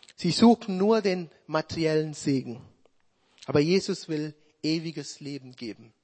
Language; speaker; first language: German; non-native, fluent; Sinhala